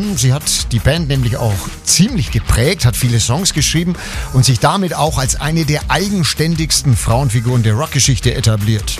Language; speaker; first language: German; native; German